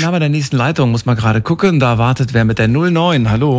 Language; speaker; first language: German; native; German